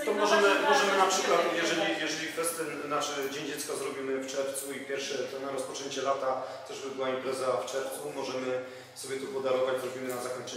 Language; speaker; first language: Polish; native; Polish